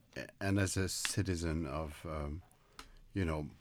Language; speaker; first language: English; non-native, fluent; French